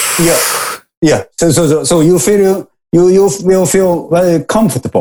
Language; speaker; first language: English; non-native, learner; Japanese